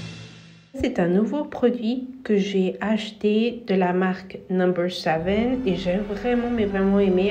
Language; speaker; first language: French; non-native, fluent; Spanish